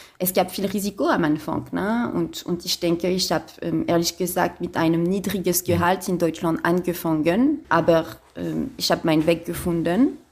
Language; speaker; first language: German; non-native, fluent; French